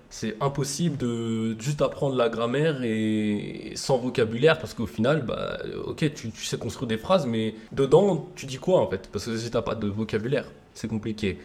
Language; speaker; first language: French; native; French